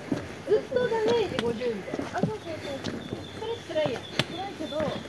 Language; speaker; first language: Japanese; native; Japanese